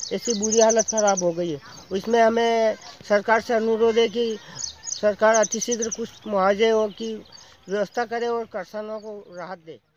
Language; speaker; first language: Hindi; native; Hindi